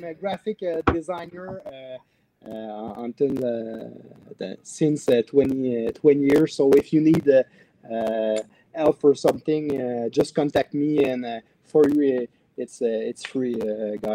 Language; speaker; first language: English; non-native, learner; French